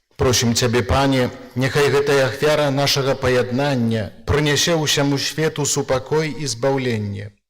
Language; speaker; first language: Belarusian; native; Belarusian